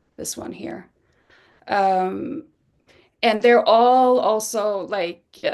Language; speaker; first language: English; non-native, fluent; Swedish